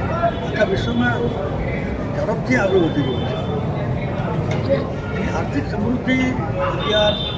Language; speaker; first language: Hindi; non-native, local second language; Gujarati